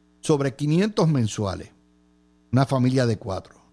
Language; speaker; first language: Spanish; native; Spanish